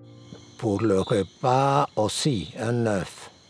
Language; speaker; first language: French; non-native, fluent; Spanish